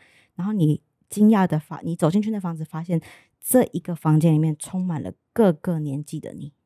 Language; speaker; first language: Chinese; native; Chinese